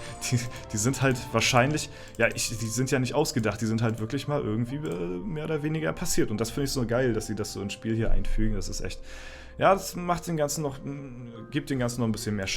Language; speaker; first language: German; native; German